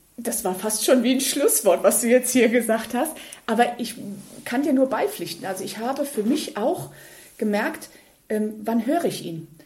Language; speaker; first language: German; native; German